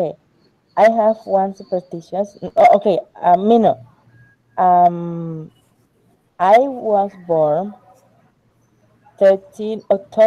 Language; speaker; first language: English; non-native, learner; Spanish